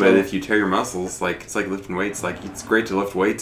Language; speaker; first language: English; native; English